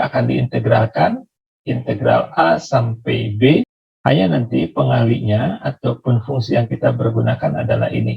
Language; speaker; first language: Indonesian; native; Indonesian